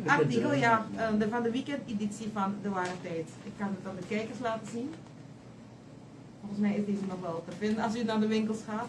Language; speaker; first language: Dutch; native; Dutch